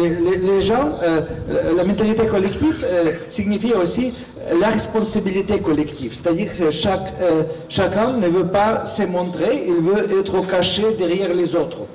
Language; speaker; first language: French; non-native, fluent; Russian